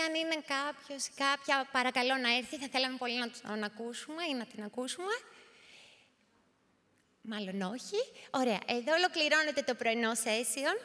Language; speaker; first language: Greek; native; Greek